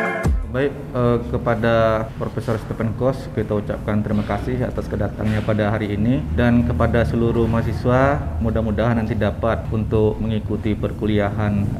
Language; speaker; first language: Indonesian; native; Indonesian